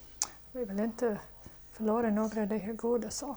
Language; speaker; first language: Swedish; non-native, fluent; English